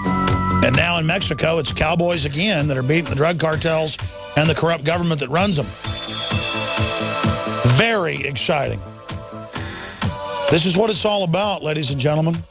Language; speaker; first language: English; native; English